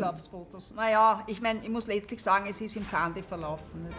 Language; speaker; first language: German; native; German